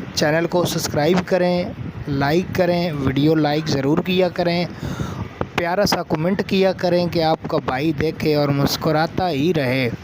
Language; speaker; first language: Urdu; non-native, local second language; Punjabi